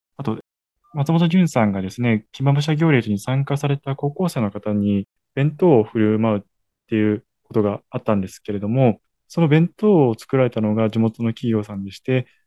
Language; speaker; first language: Japanese; native; Japanese